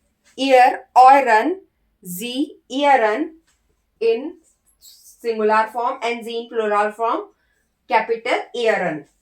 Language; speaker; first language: German; non-native, learner; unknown